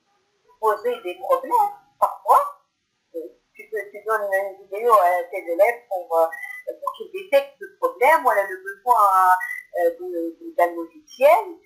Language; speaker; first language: French; non-native, local second language; Arabic